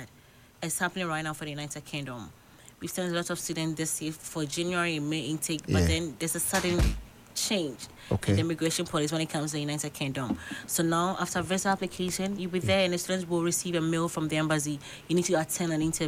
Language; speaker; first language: English; non-native, local second language; Akan